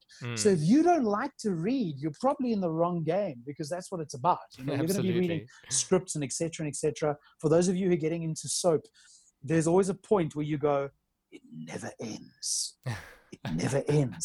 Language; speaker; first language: English; native; English